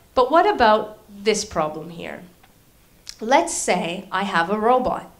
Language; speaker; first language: English; native; English